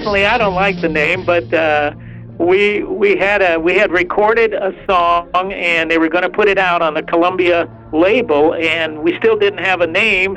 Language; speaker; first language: English; early bilingual, other home language; Spanish